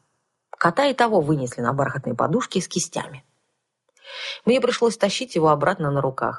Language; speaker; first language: Russian; native; Russian